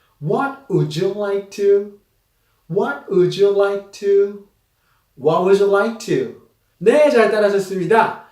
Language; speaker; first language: English; non-native, fluent; Korean